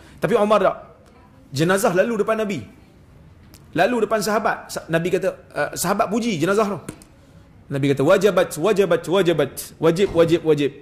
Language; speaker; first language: Malay; native; Malay